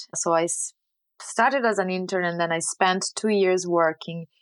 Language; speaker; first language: English; non-native, fluent; Italian